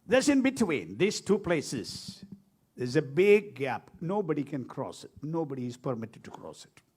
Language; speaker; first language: English; non-native, local second language; Malayalam